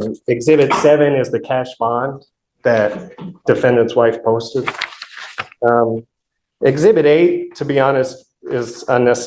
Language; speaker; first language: English; native; English